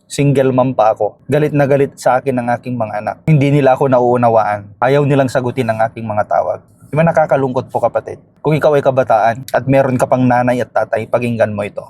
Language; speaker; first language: Filipino; non-native, local second language; Iloko